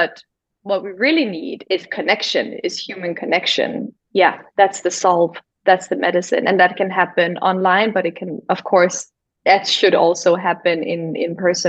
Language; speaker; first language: English; non-native, fluent; Danish